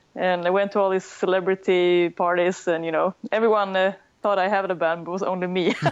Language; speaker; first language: English; non-native, fluent; Swedish